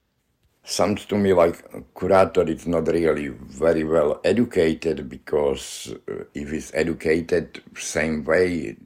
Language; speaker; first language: English; non-native, learner; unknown